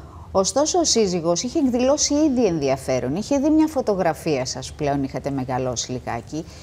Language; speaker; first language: Greek; native; Greek